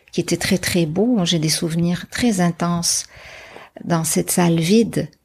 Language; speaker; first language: French; non-native, local second language; Arabic